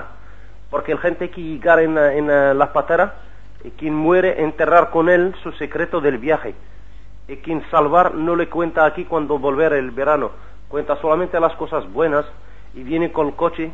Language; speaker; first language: Spanish; non-native, learner; Arabic